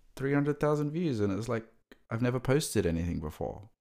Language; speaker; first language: English; native; English